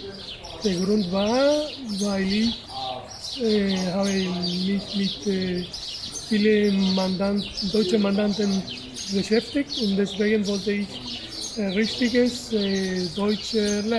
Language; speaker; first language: German; non-native, fluent; Spanish